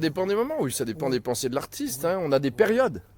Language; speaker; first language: French; native; French